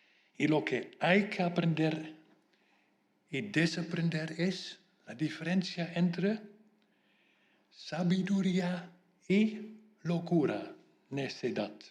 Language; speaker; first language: Spanish; non-native, fluent; Dutch